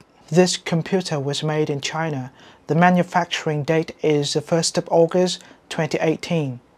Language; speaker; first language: English; non-native, fluent; Vietnamese